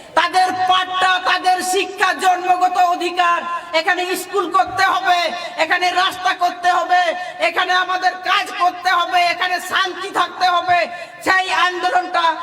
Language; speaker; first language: Bangla; non-native, local second language; Santali